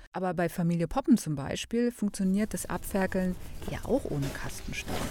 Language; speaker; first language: German; native; German